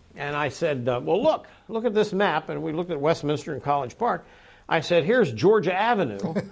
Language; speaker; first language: English; native; English